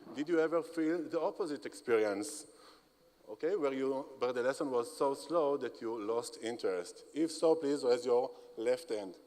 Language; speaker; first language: English; non-native, fluent; Hebrew